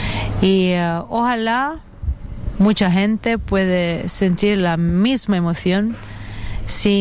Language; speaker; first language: Spanish; non-native, fluent; Italian